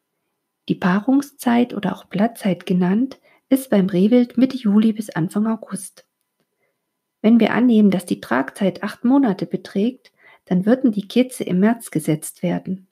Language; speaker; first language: German; native; German